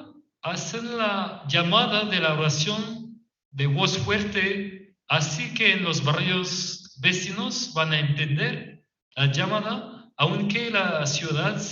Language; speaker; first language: Spanish; non-native, fluent; French